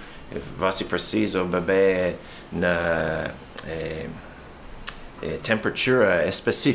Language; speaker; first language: Portuguese; non-native, learner; English